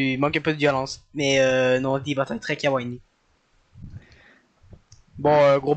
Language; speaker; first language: French; native; French